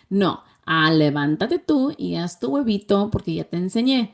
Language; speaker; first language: Spanish; early bilingual, heritage; Spanish